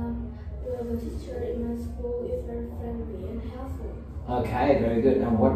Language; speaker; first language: English; non-native, learner; Vietnamese